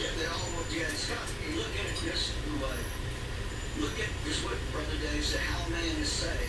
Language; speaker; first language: English; native; English